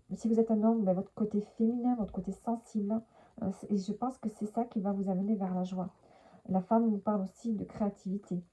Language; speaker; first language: French; native; French